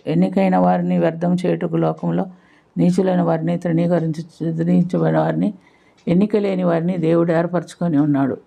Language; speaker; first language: Telugu; non-native, fluent; Malayalam